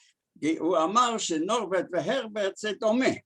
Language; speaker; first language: Hebrew; early bilingual, other home language; German